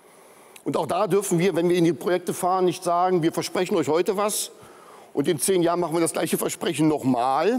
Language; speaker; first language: German; native; German